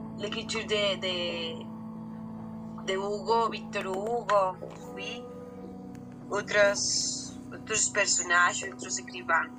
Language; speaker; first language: French; non-native, learner; Spanish